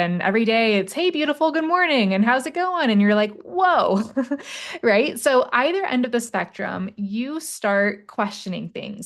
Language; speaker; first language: English; native; English